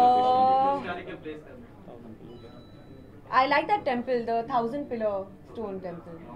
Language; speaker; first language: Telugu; non-native, local second language; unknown